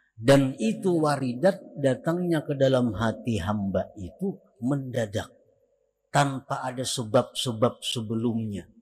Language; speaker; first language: Indonesian; non-native, local second language; Banjar